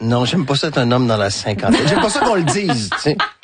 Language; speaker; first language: French; native; French